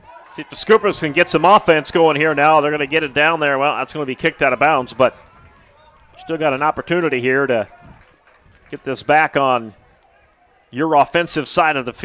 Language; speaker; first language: English; native; English